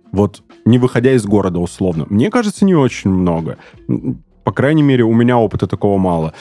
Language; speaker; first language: Russian; native; Russian